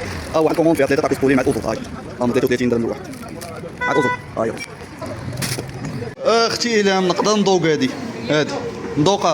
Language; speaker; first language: Arabic; native; Arabic